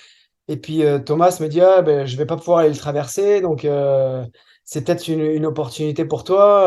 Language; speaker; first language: French; native; French